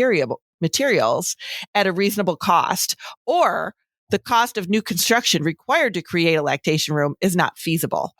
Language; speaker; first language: English; native; English